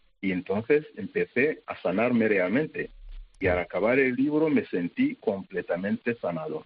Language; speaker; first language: Spanish; non-native, fluent; Kinyarwanda